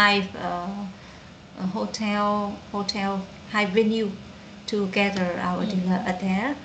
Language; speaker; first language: English; non-native, learner; Vietnamese